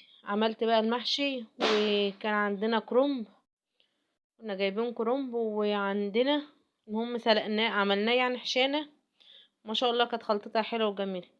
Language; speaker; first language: Arabic; native; Arabic